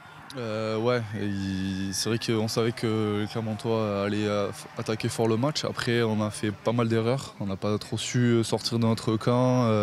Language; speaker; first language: French; native; French